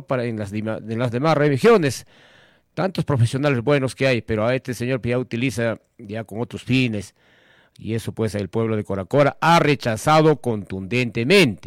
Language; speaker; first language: Spanish; native; Spanish